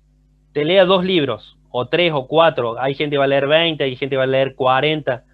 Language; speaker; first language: Spanish; native; Spanish